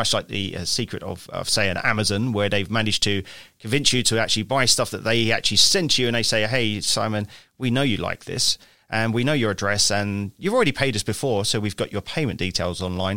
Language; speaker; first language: English; native; English